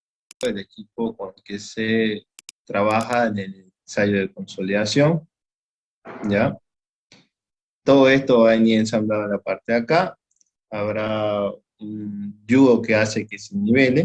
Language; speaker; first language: Spanish; native; Spanish